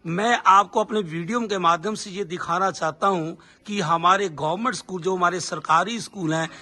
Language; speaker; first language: Hindi; non-native, local second language; Punjabi